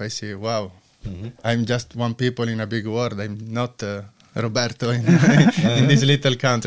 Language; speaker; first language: English; non-native, learner; Italian